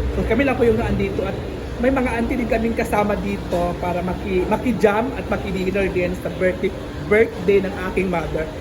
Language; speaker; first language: Filipino; native; Filipino